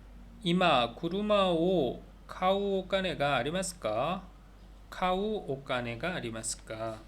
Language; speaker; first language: Japanese; non-native, learner; Korean